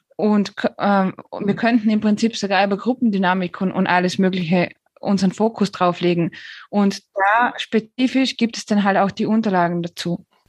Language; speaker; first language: German; native; German